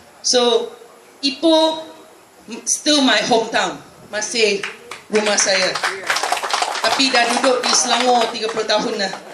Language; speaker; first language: Malay; non-native, local second language; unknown